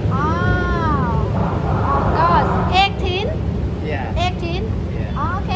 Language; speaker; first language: English; non-native, learner; Thai